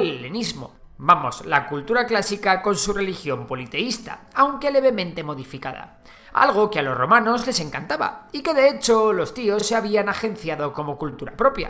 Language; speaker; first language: Spanish; native; Spanish